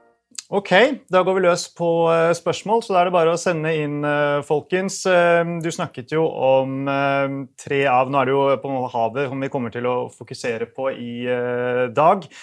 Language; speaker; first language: Norwegian; native; Norwegian